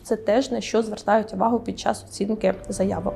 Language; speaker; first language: Ukrainian; native; Ukrainian